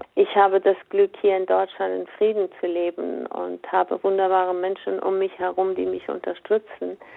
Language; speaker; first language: German; non-native, fluent; Persian